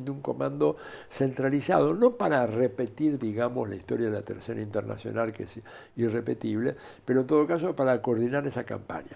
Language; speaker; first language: Spanish; native; Spanish